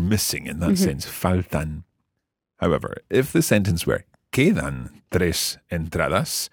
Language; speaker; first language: English; native; English